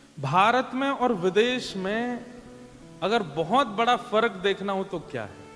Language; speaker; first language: Hindi; native; Hindi